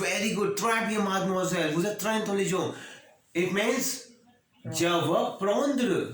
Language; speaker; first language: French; non-native, learner; Hindi